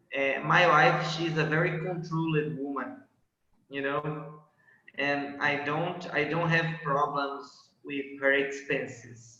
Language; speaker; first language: English; non-native, fluent; Portuguese